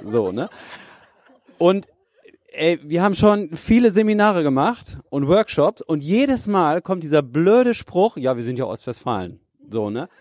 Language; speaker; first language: German; native; German